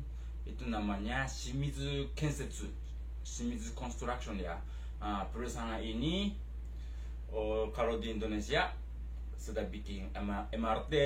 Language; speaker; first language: Indonesian; non-native, fluent; Japanese